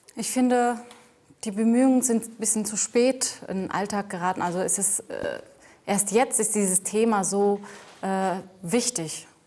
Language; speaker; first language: German; native; German